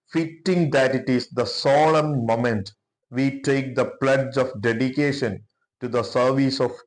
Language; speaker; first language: English; non-native, local second language; Malayalam